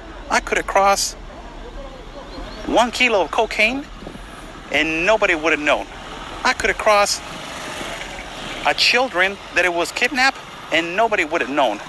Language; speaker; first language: English; non-native, fluent; Spanish